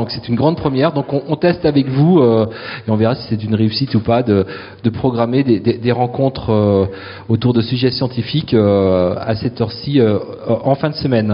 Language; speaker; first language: French; native; French